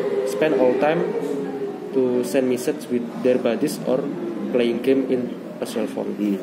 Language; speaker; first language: English; non-native, learner; Indonesian